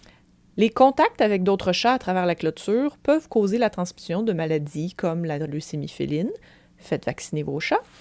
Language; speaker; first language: French; native; French